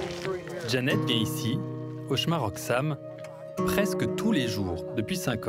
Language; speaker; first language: French; native; French